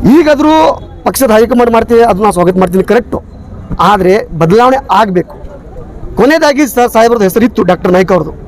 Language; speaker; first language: Kannada; non-native, local second language; Lambadi